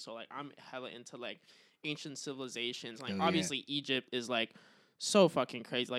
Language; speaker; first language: English; native; English